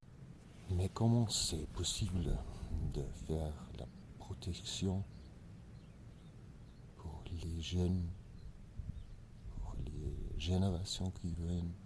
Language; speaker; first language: French; non-native, learner; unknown